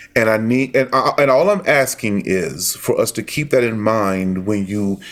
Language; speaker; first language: English; native; English